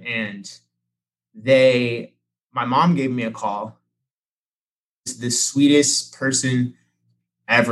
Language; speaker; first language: English; native; English